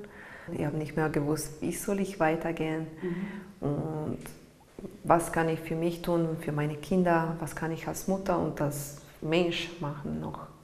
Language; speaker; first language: German; non-native, learner; Italian